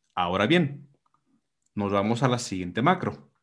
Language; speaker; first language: Spanish; native; Spanish